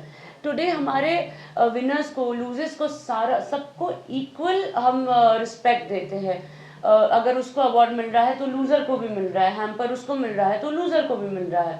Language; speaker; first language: Hindi; native; Hindi